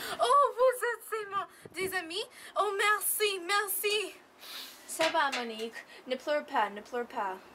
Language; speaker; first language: French; non-native, learner; English